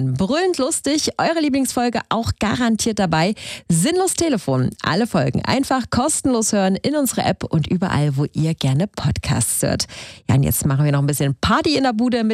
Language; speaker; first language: German; native; German